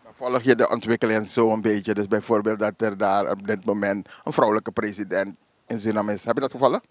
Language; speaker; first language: Dutch; native; Dutch